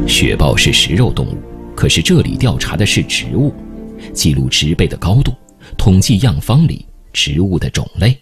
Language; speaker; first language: Chinese; native; Chinese